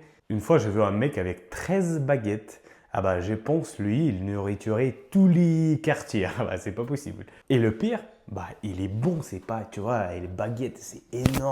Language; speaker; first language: French; non-native, learner; Ukrainian